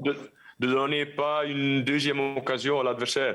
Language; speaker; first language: French; non-native, local second language; Dutch